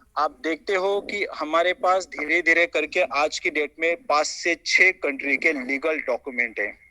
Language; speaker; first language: Hindi; non-native, local second language; Marathi